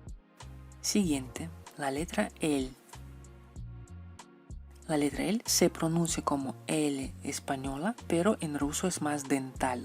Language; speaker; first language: Spanish; non-native, fluent; Russian